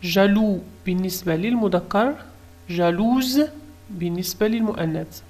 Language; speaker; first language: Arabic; native; Arabic